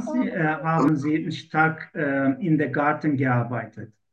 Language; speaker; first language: German; non-native, learner; Turkish